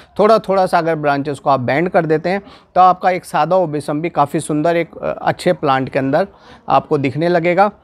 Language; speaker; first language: Hindi; non-native, local second language; Gujarati